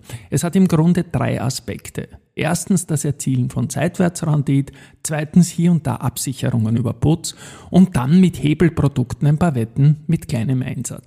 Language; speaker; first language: German; native; German